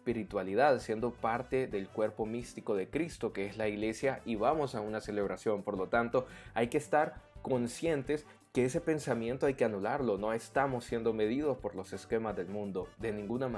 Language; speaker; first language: Spanish; native; Spanish